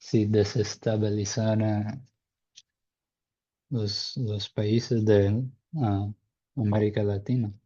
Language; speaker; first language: Spanish; non-native, learner; English